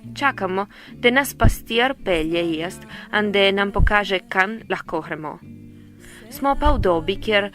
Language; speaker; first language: Slovenian; native; Slovenian